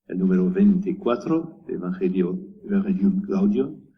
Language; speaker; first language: Spanish; non-native, learner; French